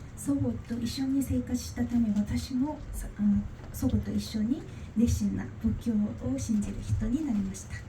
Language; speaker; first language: Japanese; non-native, fluent; Korean